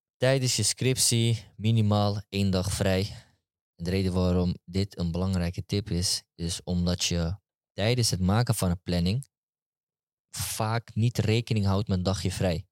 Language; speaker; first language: Dutch; early bilingual, other home language; Turkish